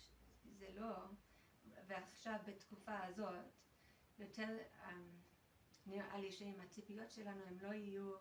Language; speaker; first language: Hebrew; non-native, fluent; English